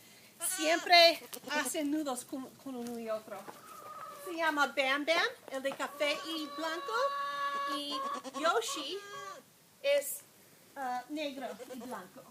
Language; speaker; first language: Spanish; non-native, learner; English